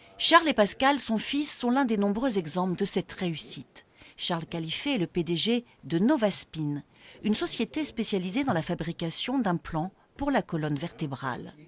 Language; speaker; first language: French; native; French